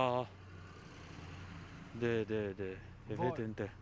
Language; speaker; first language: Swedish; non-native, learner; Arabic